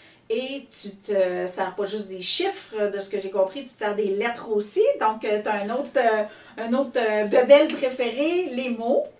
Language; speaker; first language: French; native; French